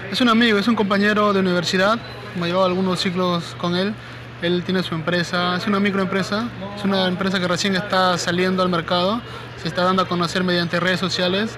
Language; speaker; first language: Spanish; native; Spanish